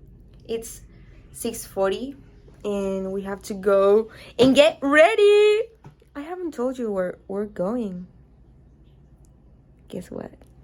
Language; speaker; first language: English; non-native, fluent; Spanish